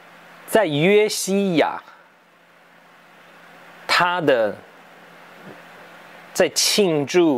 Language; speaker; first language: Chinese; early bilingual, heritage; English